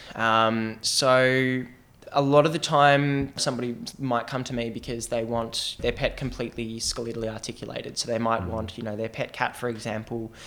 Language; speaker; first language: English; native; English